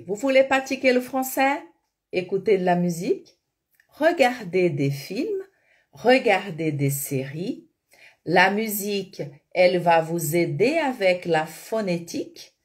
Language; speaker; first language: French; non-native, fluent; Portuguese